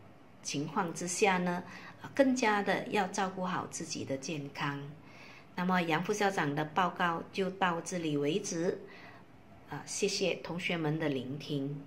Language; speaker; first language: Chinese; native; Chinese